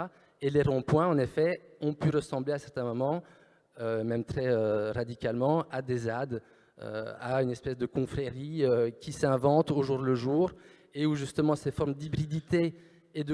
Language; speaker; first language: French; native; French